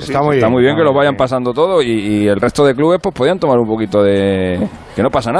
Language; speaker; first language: Spanish; native; Spanish